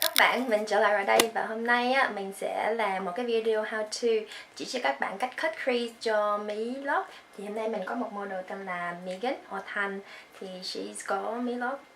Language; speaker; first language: Vietnamese; early bilingual, heritage; Vietnamese